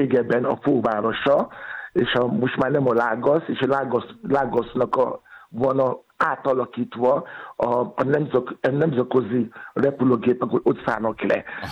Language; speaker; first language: Hungarian; non-native, fluent; Yoruba